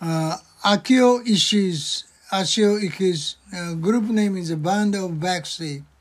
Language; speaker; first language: English; non-native, learner; Japanese